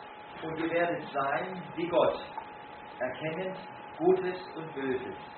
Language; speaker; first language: German; native; German